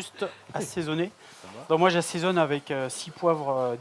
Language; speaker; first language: French; native; French